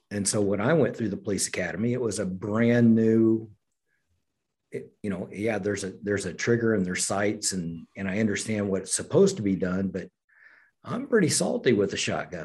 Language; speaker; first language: English; native; English